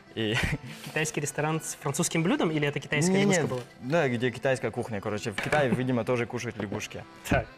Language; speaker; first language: Russian; non-native, fluent; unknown